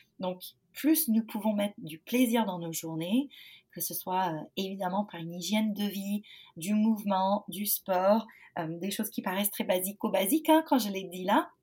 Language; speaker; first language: French; non-native, fluent; English